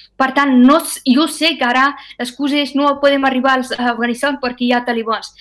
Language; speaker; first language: Catalan; non-native, fluent; Persian